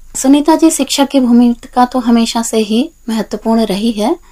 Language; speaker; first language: Hindi; native; Hindi